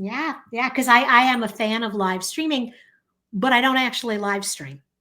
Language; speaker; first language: English; native; English